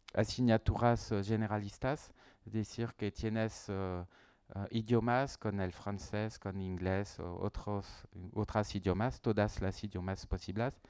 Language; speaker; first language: Spanish; non-native, learner; French